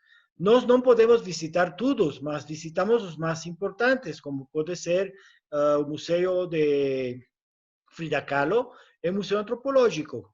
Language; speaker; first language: Portuguese; non-native, learner; Spanish